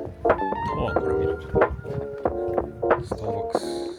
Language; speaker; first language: Japanese; native; Japanese